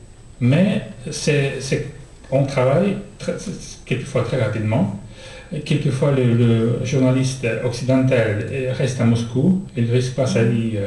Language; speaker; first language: French; non-native, fluent; Russian